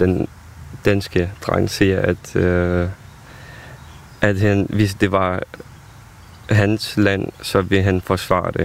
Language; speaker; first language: Danish; non-native, fluent; Ukrainian